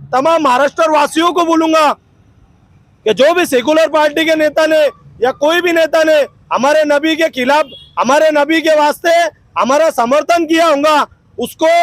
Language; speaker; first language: Hindi; non-native, local second language; Urdu